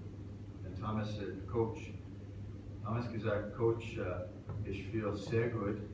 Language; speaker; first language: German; non-native, learner; English